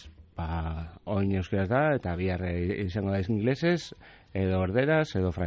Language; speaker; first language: Basque; native; Basque